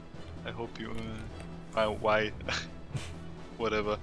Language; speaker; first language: English; non-native, learner; German